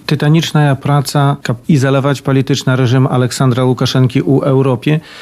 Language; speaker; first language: Belarusian; native; Belarusian